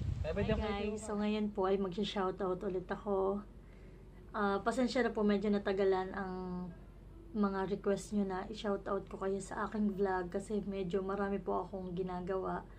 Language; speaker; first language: Filipino; native; Filipino